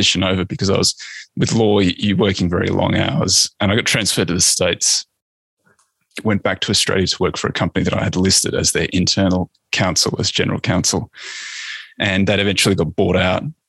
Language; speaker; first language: English; native; English